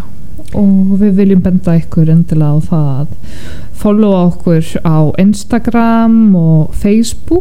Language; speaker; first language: Icelandic; non-native, fluent; Polish